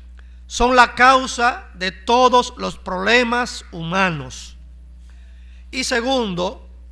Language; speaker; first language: Spanish; native; Spanish